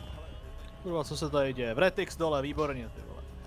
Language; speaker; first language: Czech; native; Czech